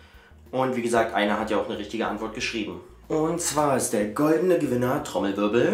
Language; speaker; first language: German; native; German